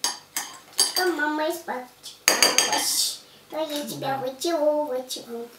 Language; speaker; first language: Russian; early bilingual, heritage; Russian